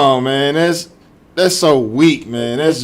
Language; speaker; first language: English; native; English